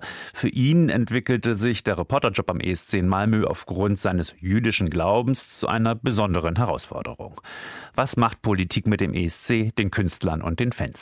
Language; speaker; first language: German; native; German